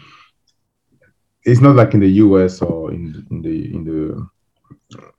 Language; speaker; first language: English; non-native, local second language; French